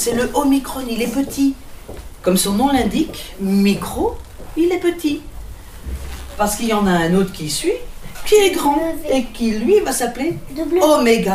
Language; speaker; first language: French; non-native, fluent; Greek